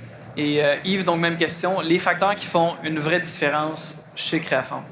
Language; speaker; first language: French; native; French